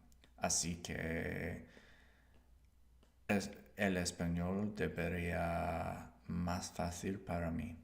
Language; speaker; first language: Spanish; non-native, learner; English